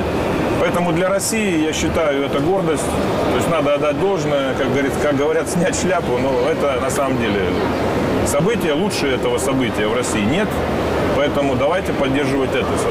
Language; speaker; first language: Russian; native; Russian